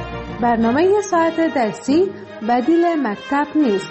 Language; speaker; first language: Persian; native; Persian